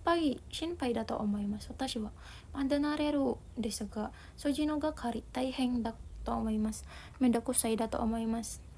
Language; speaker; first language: Japanese; non-native, learner; Indonesian